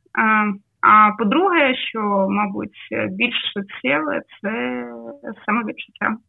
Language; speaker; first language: Ukrainian; non-native, local second language; Russian